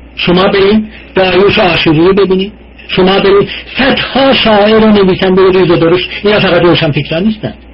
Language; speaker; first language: Persian; non-native, local second language; Azerbaijani